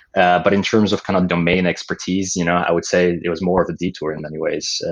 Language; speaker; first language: English; non-native, fluent; Slovak